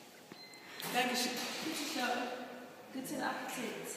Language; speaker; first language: German; non-native, learner; English